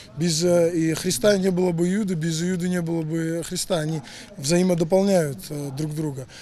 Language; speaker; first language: Russian; non-native, local second language; Georgian